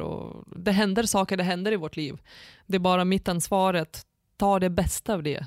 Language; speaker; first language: Swedish; non-native, fluent; Lithuanian